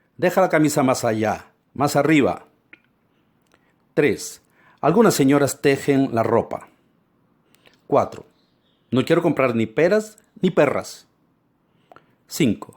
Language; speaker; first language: Spanish; non-native, fluent; Portuguese